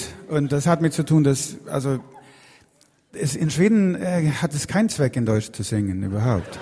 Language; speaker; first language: German; non-native, learner; Swedish